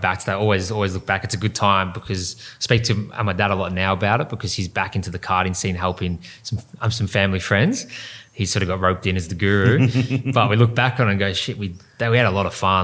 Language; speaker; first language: English; native; English